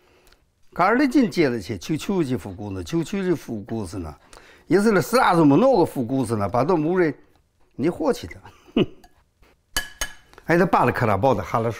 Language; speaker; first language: Russian; non-native, learner; Chinese